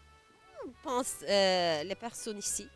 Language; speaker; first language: French; non-native, learner; Turkish